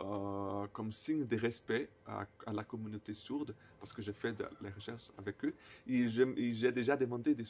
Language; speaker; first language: French; non-native, fluent; Portuguese